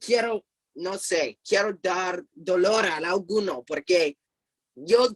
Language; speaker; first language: Spanish; non-native, fluent; English